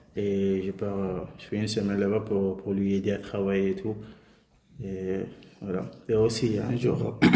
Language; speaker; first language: French; non-native, local second language; Soninke